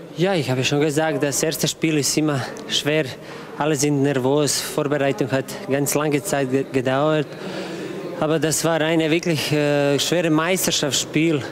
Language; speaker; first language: German; non-native, learner; Croatian